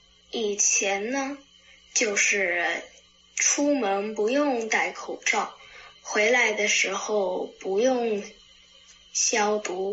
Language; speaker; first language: Chinese; early bilingual, heritage; Chinese